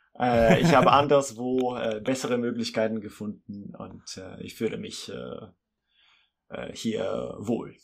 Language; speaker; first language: German; non-native, fluent; Italian